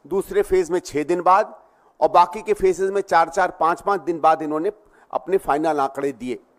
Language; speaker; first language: Hindi; native; Hindi